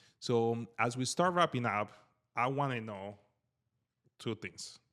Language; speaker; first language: English; native; English